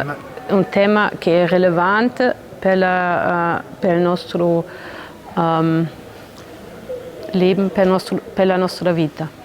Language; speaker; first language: Italian; non-native, learner; German